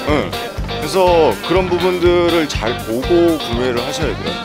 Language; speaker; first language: Korean; native; Korean